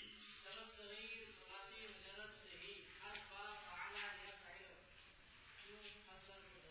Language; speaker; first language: Arabic; non-native, learner; Punjabi